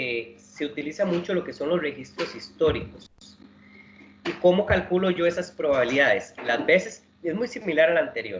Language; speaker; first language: Spanish; native; Spanish